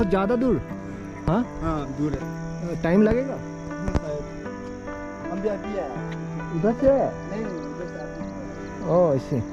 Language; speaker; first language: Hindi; non-native, learner; Bangla